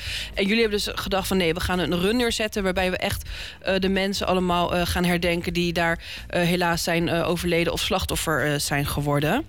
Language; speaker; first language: Dutch; native; Dutch